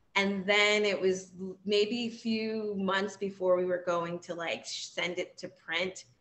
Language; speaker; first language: English; native; English